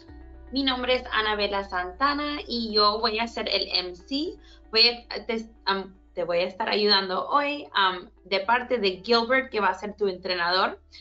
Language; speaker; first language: Spanish; early bilingual, heritage; Spanish